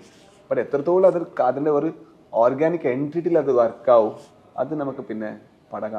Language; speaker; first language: Malayalam; non-native, learner; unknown